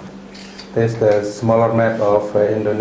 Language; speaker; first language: English; non-native, fluent; Indonesian